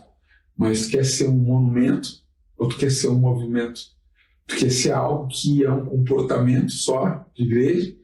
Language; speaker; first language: Portuguese; native; Portuguese